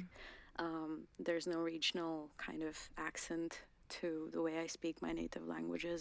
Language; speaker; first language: English; non-native, local second language; Garhwali